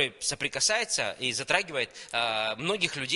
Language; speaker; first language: Russian; native; Russian